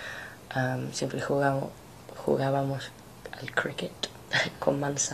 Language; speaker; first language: Spanish; non-native, fluent; English